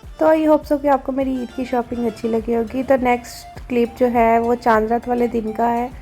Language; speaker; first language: Urdu; native; Urdu